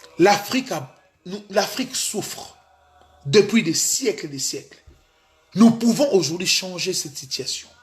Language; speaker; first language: French; non-native, local second language; Lingala